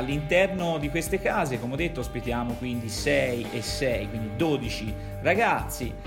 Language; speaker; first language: Italian; native; Italian